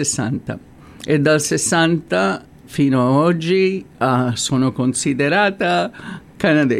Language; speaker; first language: Italian; native; Italian